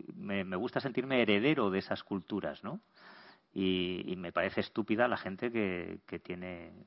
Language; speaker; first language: Spanish; native; Spanish